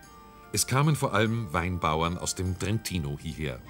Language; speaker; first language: German; native; German